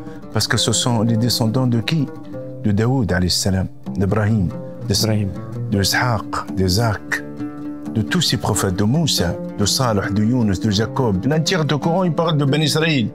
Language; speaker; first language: French; non-native, local second language; Arabic